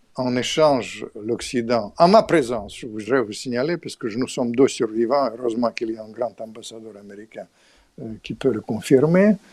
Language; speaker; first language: French; non-native, fluent; Russian